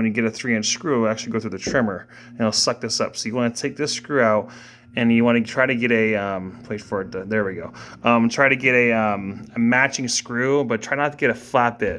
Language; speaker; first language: English; native; English